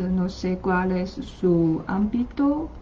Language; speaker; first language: Spanish; non-native, learner; Chinese